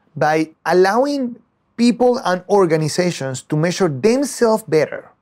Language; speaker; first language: English; non-native, fluent; Spanish